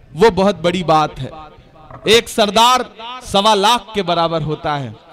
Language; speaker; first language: Hindi; native; Hindi